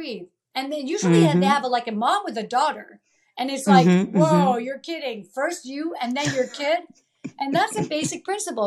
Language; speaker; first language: English; early bilingual, other home language; Italian